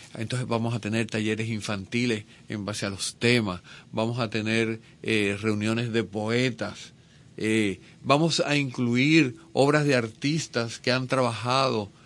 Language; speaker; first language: Spanish; native; Spanish